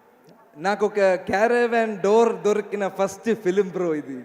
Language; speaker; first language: Telugu; non-native, learner; Malayalam